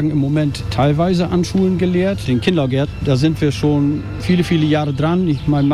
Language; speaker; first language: German; non-native, local second language; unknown